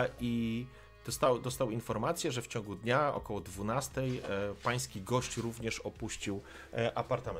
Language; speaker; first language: Polish; native; Polish